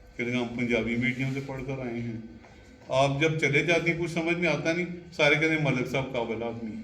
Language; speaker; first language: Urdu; non-native, local second language; Punjabi